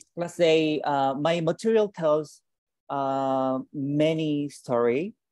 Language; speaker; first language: English; non-native, learner; Korean